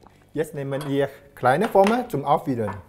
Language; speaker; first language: German; non-native, learner; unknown